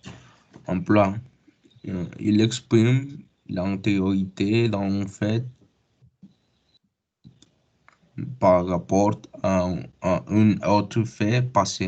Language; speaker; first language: French; non-native, learner; Spanish